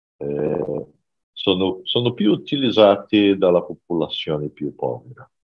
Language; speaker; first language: Italian; non-native, learner; Portuguese